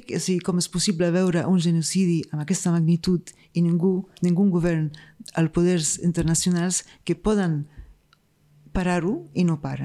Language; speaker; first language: Catalan; non-native, fluent; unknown